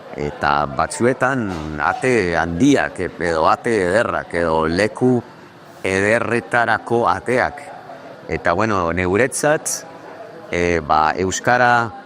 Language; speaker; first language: Basque; non-native, fluent; Spanish